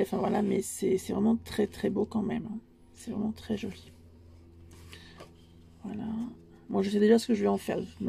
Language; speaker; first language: French; native; French